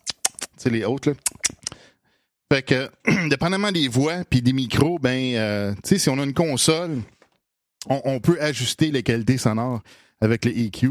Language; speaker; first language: French; native; French